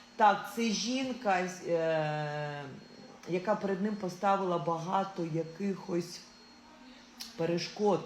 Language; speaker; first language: Ukrainian; non-native, local second language; Russian